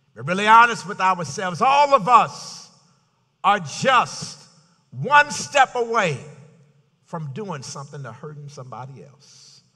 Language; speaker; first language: English; native; English